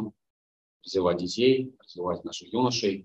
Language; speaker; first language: Russian; native; Russian